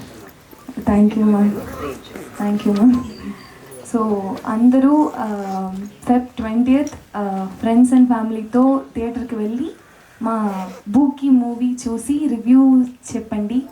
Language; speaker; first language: Telugu; non-native, local second language; Tamil